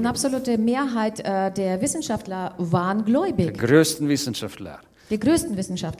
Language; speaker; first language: German; non-native, fluent; Russian